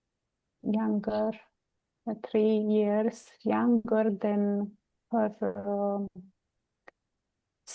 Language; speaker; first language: English; non-native, learner; Romanian